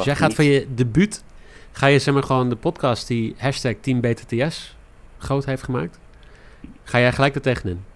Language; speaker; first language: Dutch; native; Dutch